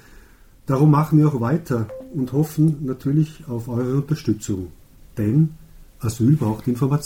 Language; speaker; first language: German; native; German